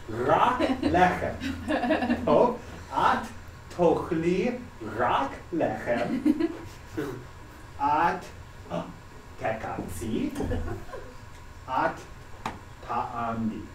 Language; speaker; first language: Hebrew; non-native, learner; English